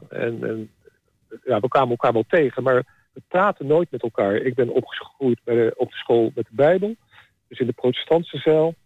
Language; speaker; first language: Dutch; native; Dutch